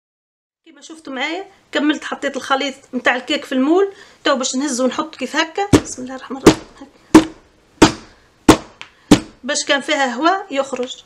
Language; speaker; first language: Arabic; native; Arabic